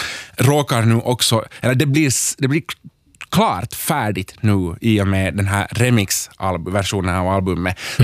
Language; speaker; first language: Swedish; native; Swedish